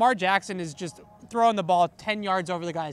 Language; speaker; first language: English; native; English